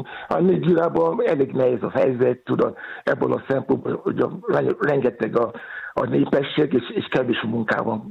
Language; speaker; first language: Hungarian; non-native, learner; Yoruba